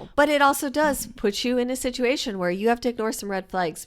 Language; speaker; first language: English; native; English